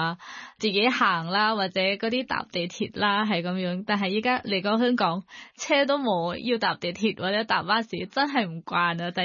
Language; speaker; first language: Cantonese; non-native, learner; Thai